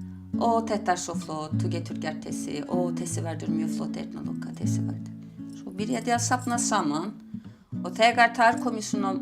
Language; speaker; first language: Icelandic; non-native, fluent; Turkish